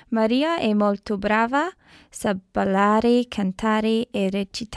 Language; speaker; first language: Italian; non-native, learner; English